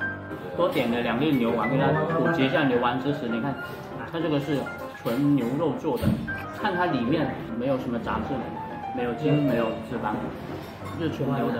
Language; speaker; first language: Chinese; non-native, local second language; Min Nan Chinese